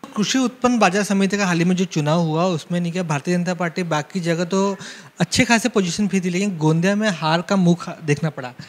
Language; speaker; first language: Hindi; non-native, local second language; Marathi